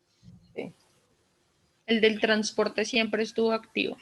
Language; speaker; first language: Spanish; native; Spanish